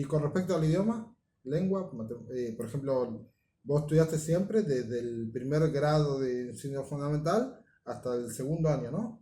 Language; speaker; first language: Spanish; native; Spanish